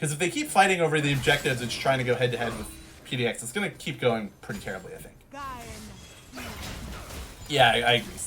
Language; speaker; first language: English; native; English